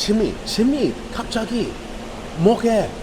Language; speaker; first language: Korean; non-native, learner; English